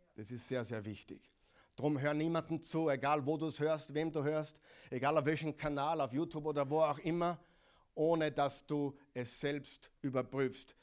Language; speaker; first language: German; non-native, fluent; English